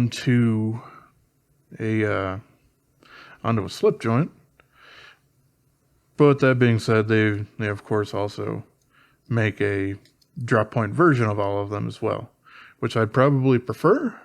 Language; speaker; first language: English; native; English